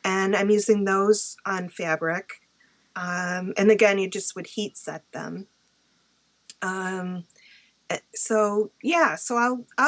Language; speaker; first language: English; native; English